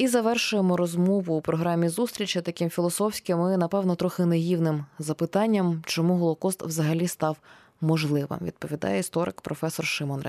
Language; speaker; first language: Ukrainian; native; Ukrainian